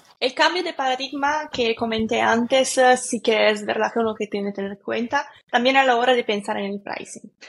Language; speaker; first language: Spanish; non-native, fluent; Italian